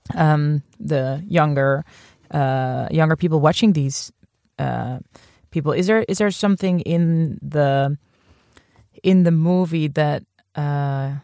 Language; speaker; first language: English; non-native, fluent; Dutch